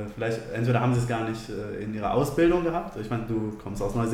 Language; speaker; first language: German; native; German